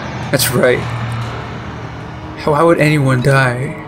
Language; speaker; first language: English; native; English